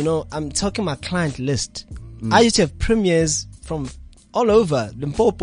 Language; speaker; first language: English; non-native, local second language; Zulu